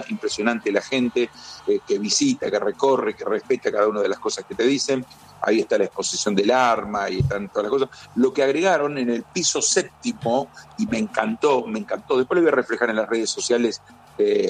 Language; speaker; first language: Spanish; native; Spanish